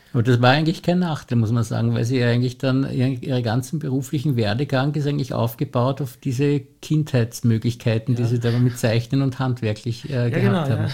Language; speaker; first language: German; native; German